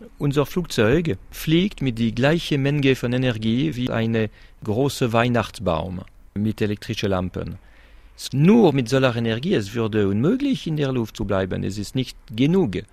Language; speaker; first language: German; non-native, local second language; French